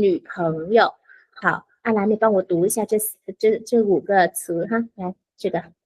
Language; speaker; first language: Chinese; non-native, fluent; Vietnamese